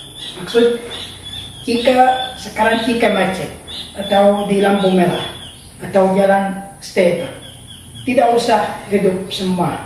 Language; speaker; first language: Indonesian; non-native, learner; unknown